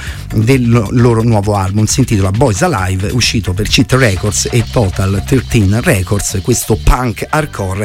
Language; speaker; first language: Italian; native; Italian